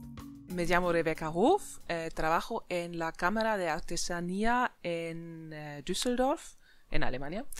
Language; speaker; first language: Spanish; non-native, fluent; German